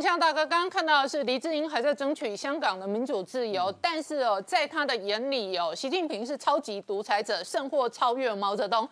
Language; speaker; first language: Chinese; native; Chinese